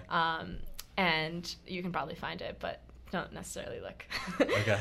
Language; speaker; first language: English; early bilingual, other home language; Spanish